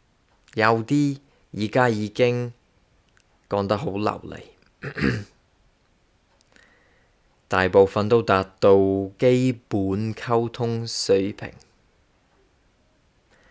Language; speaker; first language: Cantonese; non-native, fluent; English